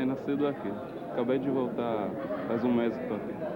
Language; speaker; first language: Portuguese; early bilingual, heritage; Portuguese